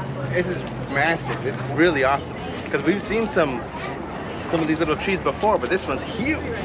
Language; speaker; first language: English; native; English